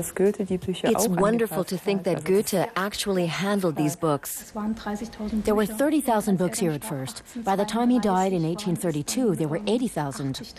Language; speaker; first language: English; non-native, fluent; Ukrainian